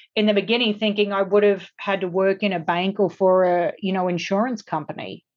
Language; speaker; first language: English; native; English